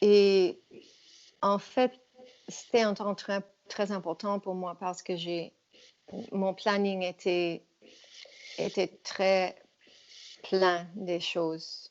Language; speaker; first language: French; non-native, fluent; English